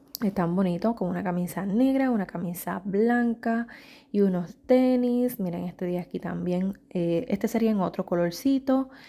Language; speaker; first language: Spanish; native; Spanish